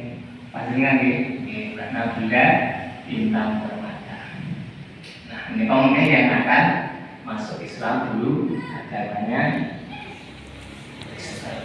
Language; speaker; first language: Indonesian; non-native, local second language; Javanese